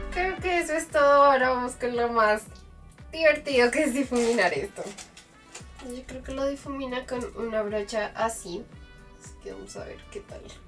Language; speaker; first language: Spanish; native; Spanish